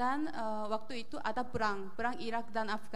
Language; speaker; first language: Indonesian; non-native, learner; Korean